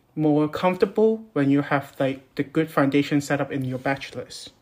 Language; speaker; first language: English; non-native, local second language; Cantonese